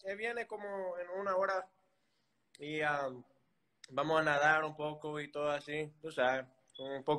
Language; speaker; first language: Spanish; early bilingual, heritage; English